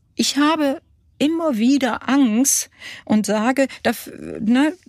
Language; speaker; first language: German; early bilingual, other home language; Kurdish